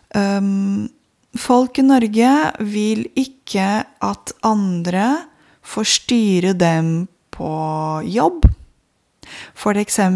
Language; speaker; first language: Norwegian; non-native, fluent; Romanian